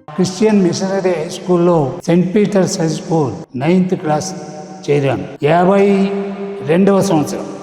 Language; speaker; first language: Telugu; non-native, local second language; Tamil